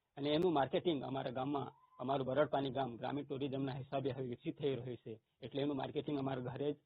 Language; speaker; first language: Gujarati; non-native, local second language; Bhili